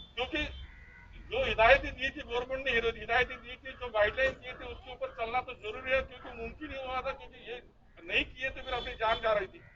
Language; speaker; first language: Hindi; non-native, local second language; Marathi